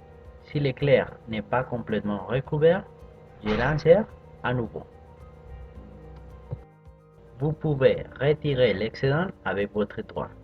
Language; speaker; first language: French; non-native, fluent; Spanish